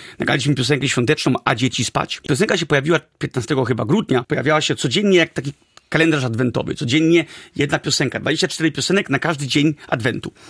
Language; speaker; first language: Polish; early bilingual, heritage; Polish